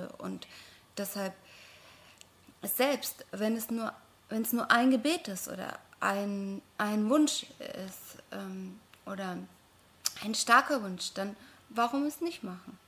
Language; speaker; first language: German; non-native, fluent; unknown